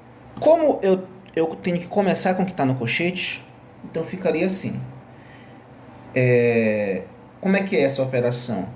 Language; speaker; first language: Portuguese; native; Portuguese